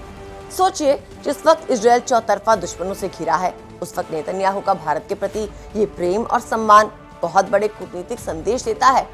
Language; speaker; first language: Hindi; native; Hindi